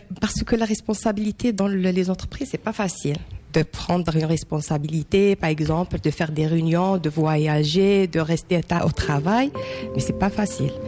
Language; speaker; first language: French; non-native, local second language; Arabic